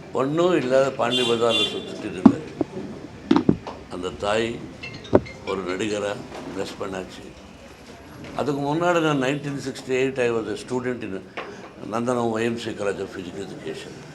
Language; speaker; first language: Tamil; non-native, learner; Telugu